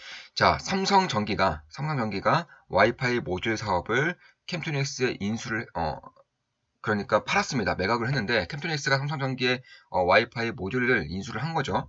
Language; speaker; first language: Korean; native; Korean